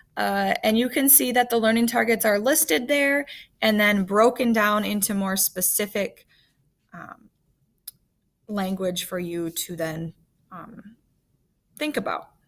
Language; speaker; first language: English; native; English